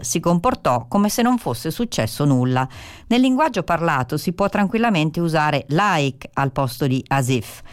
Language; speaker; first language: Italian; native; Italian